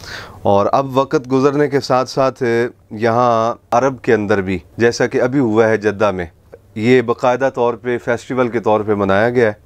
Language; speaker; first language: Urdu; native; Urdu